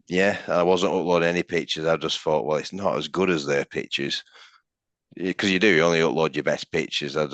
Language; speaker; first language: English; native; English